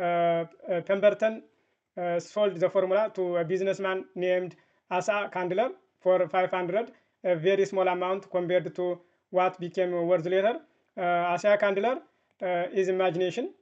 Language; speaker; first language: English; non-native, fluent; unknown